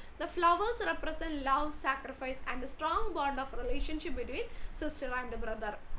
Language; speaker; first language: English; non-native, local second language; Malayalam